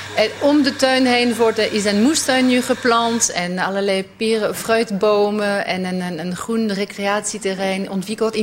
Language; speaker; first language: Dutch; non-native, fluent; French